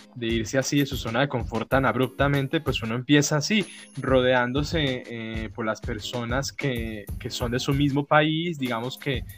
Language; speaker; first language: Spanish; native; Spanish